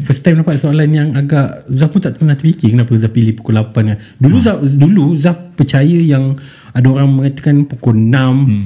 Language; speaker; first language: Malay; native; Malay